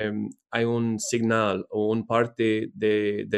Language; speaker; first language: Spanish; non-native, learner; English